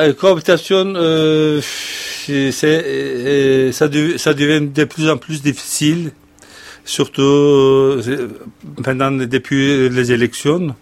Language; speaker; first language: French; non-native, fluent; Kurdish